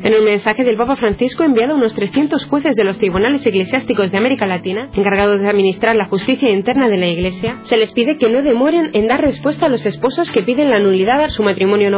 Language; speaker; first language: Spanish; native; Spanish